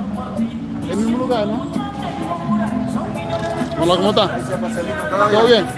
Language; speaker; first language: Spanish; non-native, fluent; English